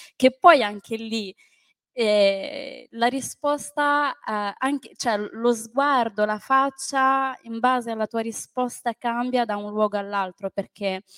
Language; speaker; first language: Italian; early bilingual, other home language; Arabic